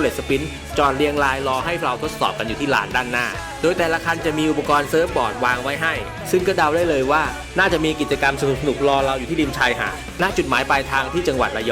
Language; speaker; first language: Thai; native; Thai